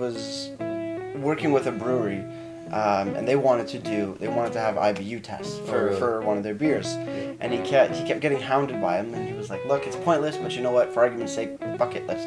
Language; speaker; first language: English; native; English